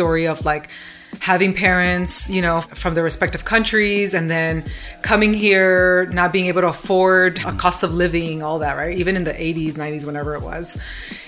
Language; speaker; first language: English; early bilingual, other home language; Spanish